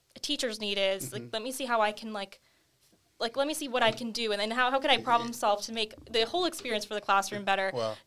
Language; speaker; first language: English; native; English